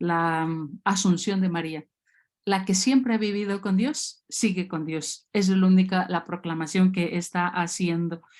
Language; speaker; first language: Spanish; native; Spanish